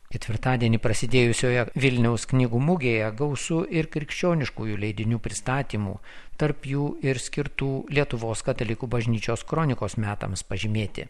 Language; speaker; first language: Lithuanian; native; Lithuanian